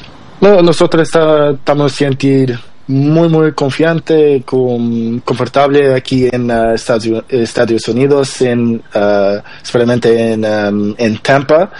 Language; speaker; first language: Spanish; non-native, learner; Portuguese